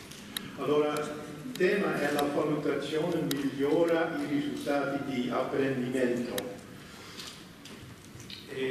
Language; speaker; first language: Italian; non-native, fluent; Dutch